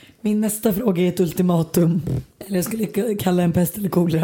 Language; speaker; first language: Swedish; native; Swedish